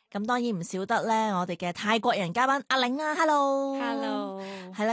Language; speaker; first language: Cantonese; native; Cantonese